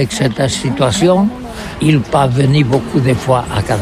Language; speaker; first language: French; non-native, learner; Catalan